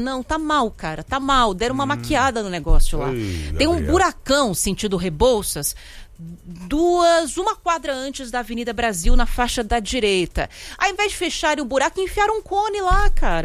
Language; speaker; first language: Portuguese; native; Portuguese